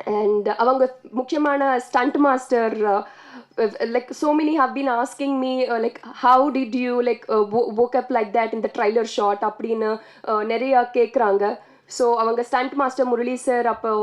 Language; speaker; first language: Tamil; non-native, learner; Telugu